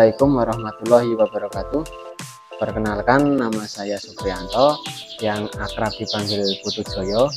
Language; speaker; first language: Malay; non-native, local second language; Javanese